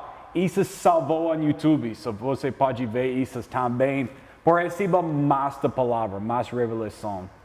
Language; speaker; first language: Portuguese; non-native, learner; English